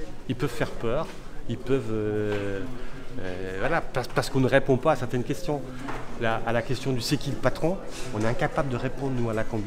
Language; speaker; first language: French; native; French